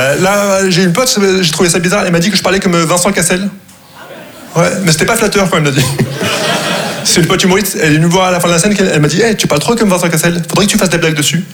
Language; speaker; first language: French; non-native, local second language; Arabic